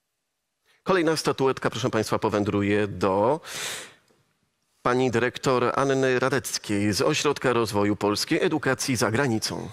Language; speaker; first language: Polish; native; Polish